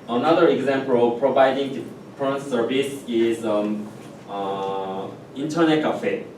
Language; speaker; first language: English; non-native, learner; Korean